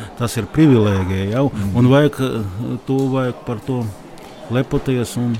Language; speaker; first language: Latvian; non-native, local second language; Russian